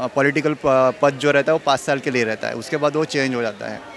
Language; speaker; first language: Hindi; non-native, local second language; Marathi